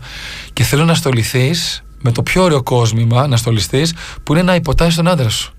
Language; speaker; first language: Greek; native; Greek